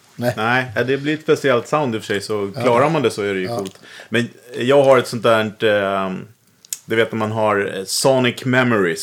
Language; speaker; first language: Swedish; native; Swedish